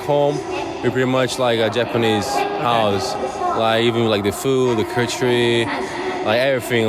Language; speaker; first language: English; non-native, fluent; Portuguese